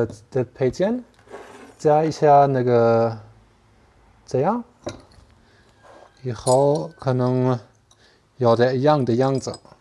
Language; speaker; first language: Chinese; non-native, learner; German